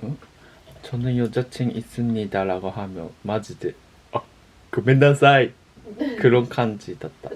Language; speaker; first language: Korean; non-native, learner; Japanese